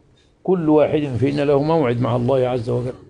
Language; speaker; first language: Arabic; native; Arabic